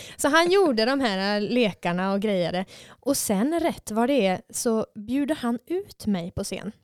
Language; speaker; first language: Swedish; native; Swedish